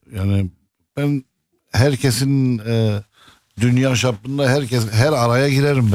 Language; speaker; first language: Turkish; non-native, fluent; Arabic